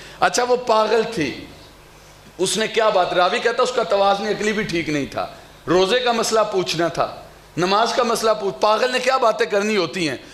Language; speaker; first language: Urdu; non-native, local second language; Punjabi